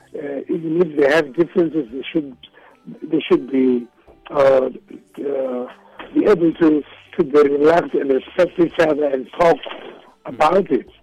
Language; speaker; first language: English; non-native, local second language; Shona